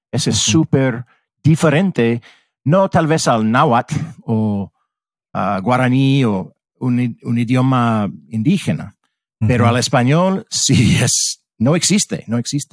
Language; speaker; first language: Spanish; early bilingual, heritage; English